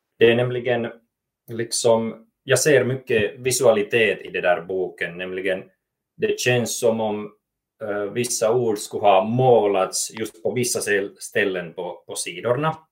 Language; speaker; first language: Swedish; non-native, local second language; Finnish